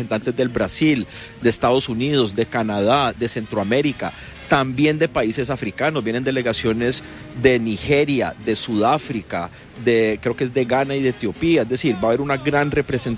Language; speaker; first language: Spanish; native; Spanish